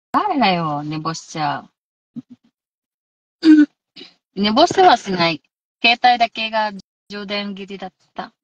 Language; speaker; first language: Japanese; non-native, local second language; Filipino